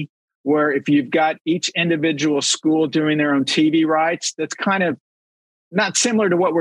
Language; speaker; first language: English; native; English